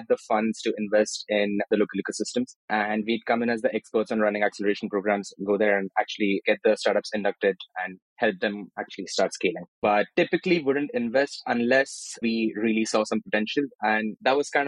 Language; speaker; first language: English; non-native, local second language; Telugu